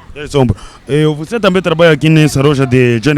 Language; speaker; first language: Portuguese; non-native, learner; Kinyarwanda